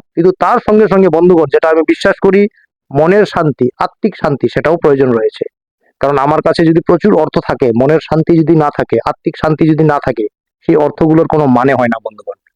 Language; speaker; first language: Bangla; non-native, local second language; Bodo